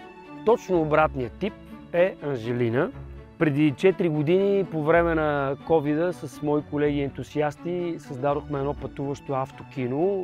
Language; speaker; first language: Bulgarian; native; Bulgarian